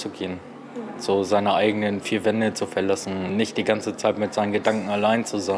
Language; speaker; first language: German; native; German